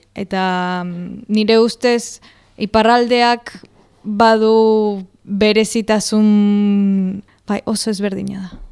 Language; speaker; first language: Basque; non-native, fluent; Spanish